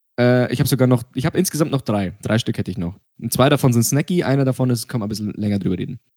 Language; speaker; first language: German; early bilingual, other home language; Russian